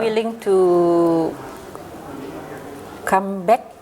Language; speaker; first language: English; non-native, fluent; Indonesian